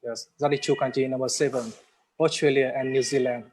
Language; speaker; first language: English; non-native, learner; Vietnamese